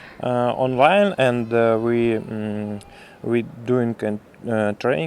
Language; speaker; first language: English; non-native, learner; Russian